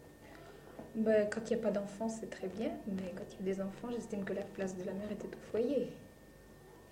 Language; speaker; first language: French; native; French